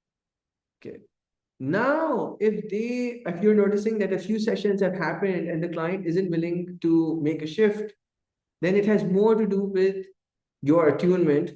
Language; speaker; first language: English; non-native, local second language; Urdu